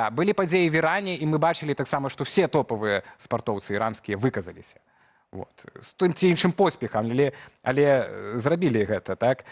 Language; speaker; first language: Belarusian; native; Belarusian